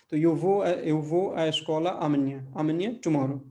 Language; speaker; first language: Portuguese; non-native, fluent; Hindi